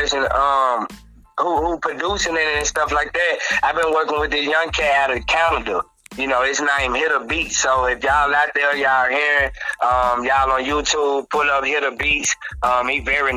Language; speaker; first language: English; native; English